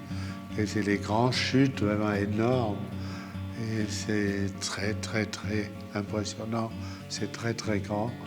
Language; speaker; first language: French; non-native, fluent; German